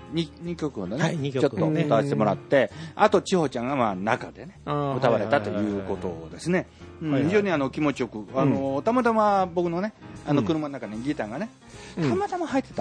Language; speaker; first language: Japanese; native; Japanese